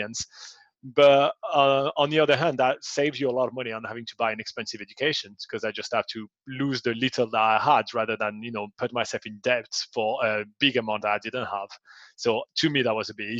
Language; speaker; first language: English; non-native, fluent; French